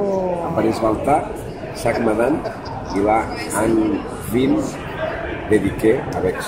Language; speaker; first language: French; non-native, learner; Spanish